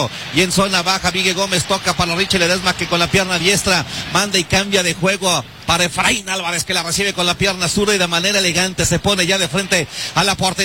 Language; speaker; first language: Spanish; native; Spanish